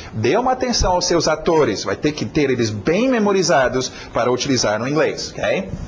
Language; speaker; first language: Portuguese; non-native, fluent; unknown